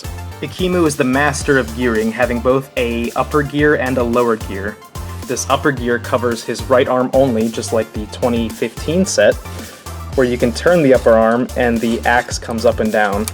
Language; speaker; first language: English; native; English